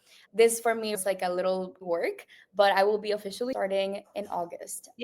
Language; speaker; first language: English; non-native, local second language; Spanish